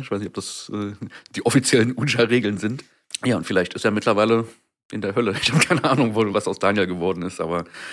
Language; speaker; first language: German; native; German